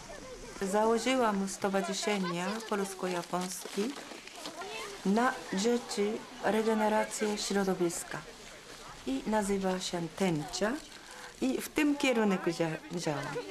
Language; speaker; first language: Polish; non-native, learner; Japanese